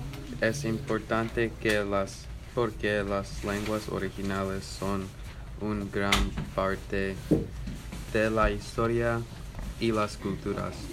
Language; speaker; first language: Spanish; non-native, learner; English